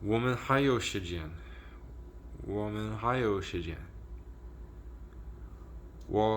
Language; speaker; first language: Chinese; non-native, learner; English